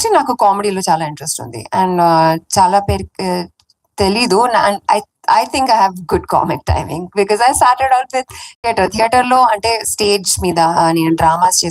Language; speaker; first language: Telugu; non-native, fluent; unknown